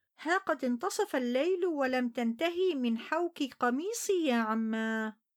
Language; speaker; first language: Arabic; native; Arabic